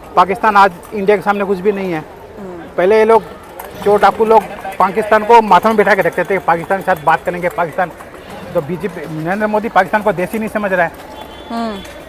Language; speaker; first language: Hindi; non-native, local second language; Assamese